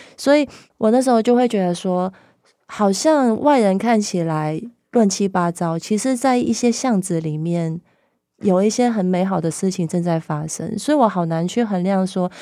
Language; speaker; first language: Chinese; non-native, local second language; Cantonese